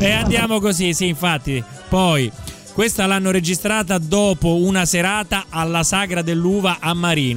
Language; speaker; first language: Italian; native; Italian